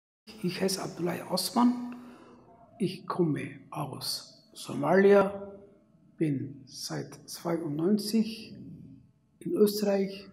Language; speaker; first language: German; non-native, fluent; Somali